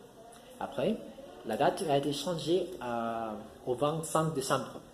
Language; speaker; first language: French; non-native, learner; Spanish